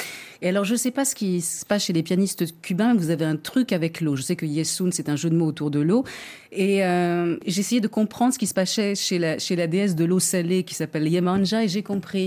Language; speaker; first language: French; native; French